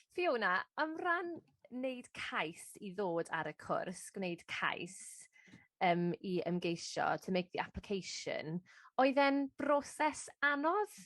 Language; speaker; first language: Welsh; native; Welsh